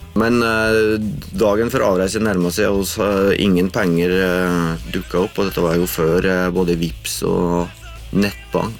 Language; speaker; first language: Norwegian; native; Norwegian